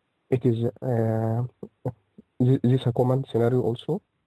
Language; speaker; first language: English; non-native, fluent; Arabic